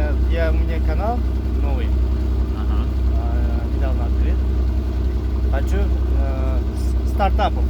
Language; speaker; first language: Russian; non-native, local second language; Uzbek